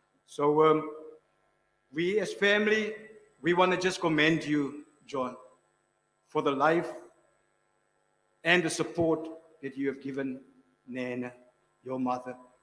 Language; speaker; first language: English; non-native, local second language; Afrikaans